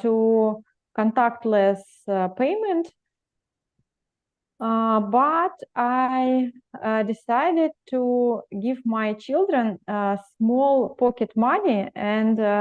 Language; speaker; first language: English; non-native, learner; Russian